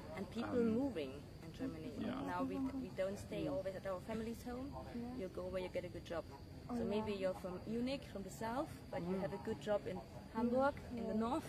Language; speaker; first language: English; non-native, fluent; German